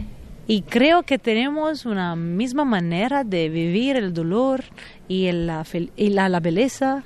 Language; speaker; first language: Spanish; non-native, fluent; Italian